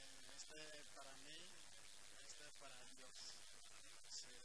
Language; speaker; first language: Spanish; non-native, learner; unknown